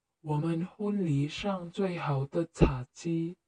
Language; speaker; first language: Chinese; non-native, learner; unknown